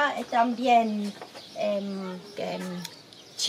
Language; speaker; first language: Spanish; non-native, learner; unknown